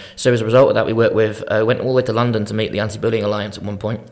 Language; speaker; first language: English; native; English